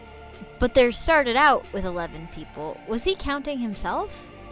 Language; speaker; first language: English; native; English